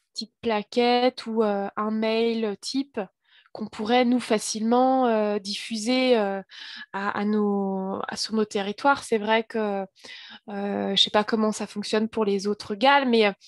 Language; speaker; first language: French; native; French